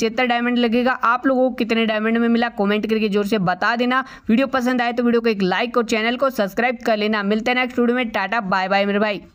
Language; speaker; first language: Hindi; native; Hindi